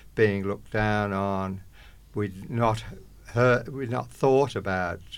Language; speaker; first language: English; native; English